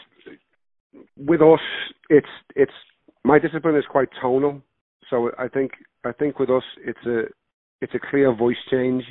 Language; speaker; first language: English; native; English